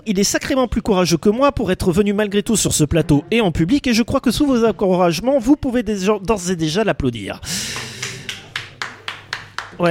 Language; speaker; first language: French; native; French